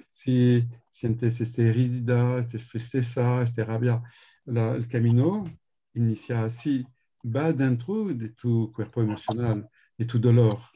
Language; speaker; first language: Spanish; non-native, learner; French